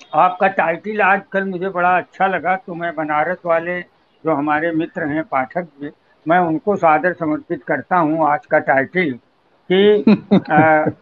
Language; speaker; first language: Hindi; native; Hindi